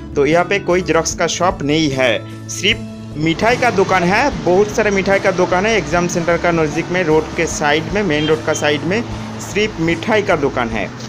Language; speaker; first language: Hindi; non-native, local second language; Odia